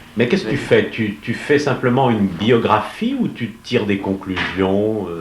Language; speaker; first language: French; native; French